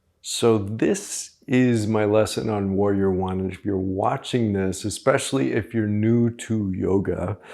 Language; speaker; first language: English; native; English